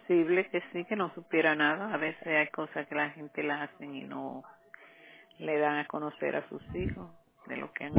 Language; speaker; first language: Spanish; native; Spanish